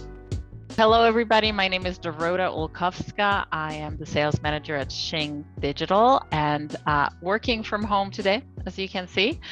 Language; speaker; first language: English; non-native, fluent; Polish